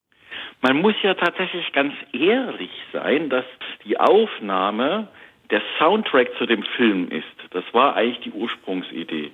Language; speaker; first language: German; native; German